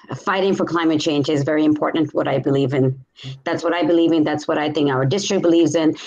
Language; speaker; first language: English; native; English